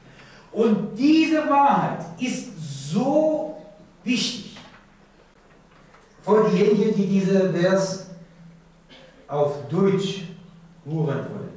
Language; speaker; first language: German; non-native, learner; Persian